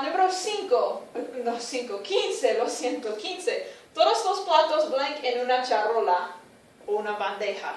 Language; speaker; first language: Spanish; non-native, fluent; English